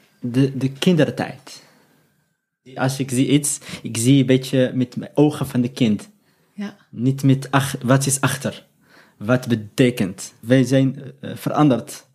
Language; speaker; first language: Dutch; non-native, learner; Arabic